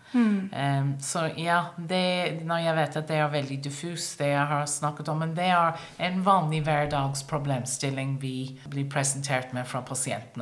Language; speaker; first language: Norwegian; non-native, fluent; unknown